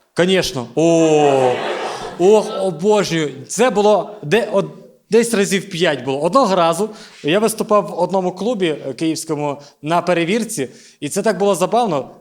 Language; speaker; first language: Ukrainian; native; Ukrainian